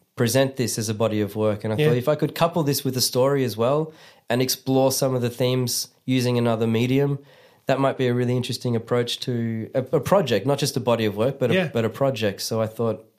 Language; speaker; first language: English; native; English